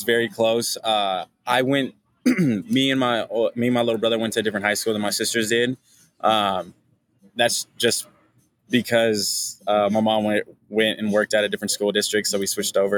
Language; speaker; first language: English; native; English